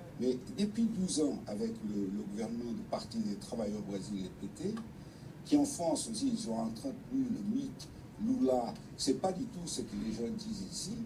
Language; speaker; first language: French; non-native, fluent; Portuguese